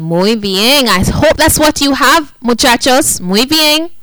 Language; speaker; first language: Spanish; non-native, fluent; English